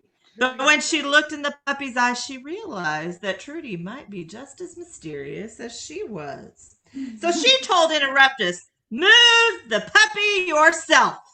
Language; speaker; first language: English; native; English